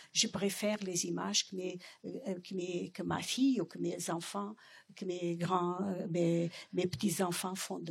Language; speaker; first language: French; non-native, fluent; Portuguese